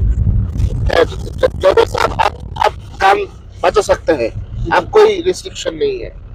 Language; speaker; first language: Hindi; non-native, learner; Bangla